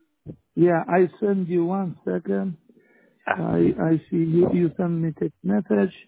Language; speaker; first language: English; non-native, learner; Romanian